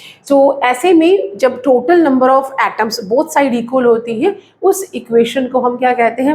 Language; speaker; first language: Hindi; native; Hindi